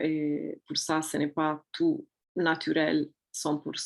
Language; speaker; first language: French; non-native, fluent; Italian